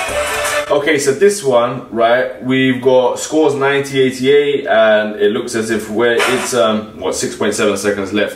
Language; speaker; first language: English; native; English